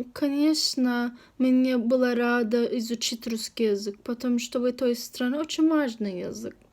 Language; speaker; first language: Russian; non-native, learner; Turkish